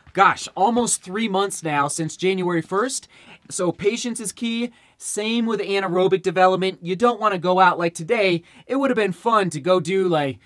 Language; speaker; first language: English; native; English